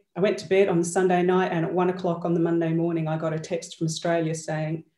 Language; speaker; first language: English; native; English